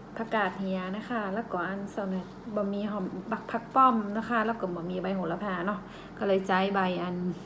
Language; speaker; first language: Thai; native; Thai